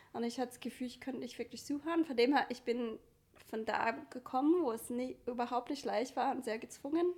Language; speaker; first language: German; non-native, fluent; English